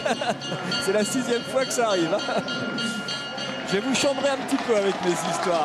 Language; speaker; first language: French; native; French